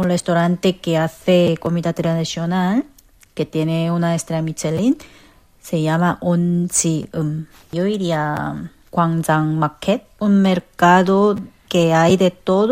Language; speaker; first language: Spanish; non-native, fluent; Korean